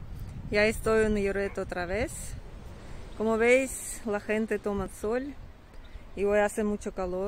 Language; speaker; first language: Spanish; non-native, learner; Russian